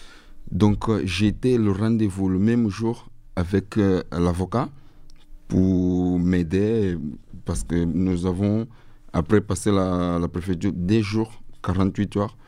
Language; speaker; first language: French; non-native, learner; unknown